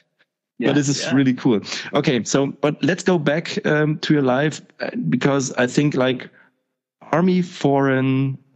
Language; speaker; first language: English; non-native, fluent; German